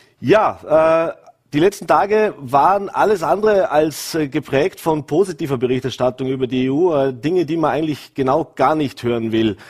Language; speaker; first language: German; native; German